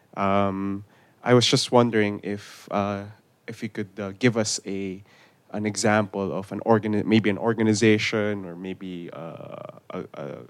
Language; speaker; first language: English; non-native, local second language; Filipino